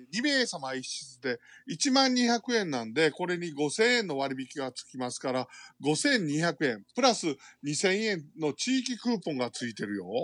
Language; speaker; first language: Japanese; native; Japanese